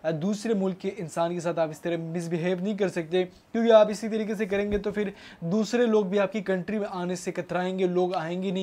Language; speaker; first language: Hindi; native; Hindi